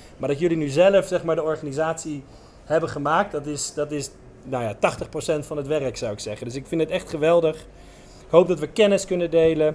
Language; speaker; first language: Dutch; native; Dutch